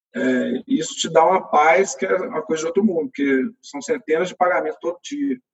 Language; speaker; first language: Portuguese; native; Portuguese